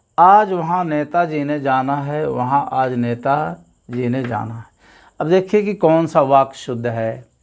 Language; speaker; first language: Hindi; native; Hindi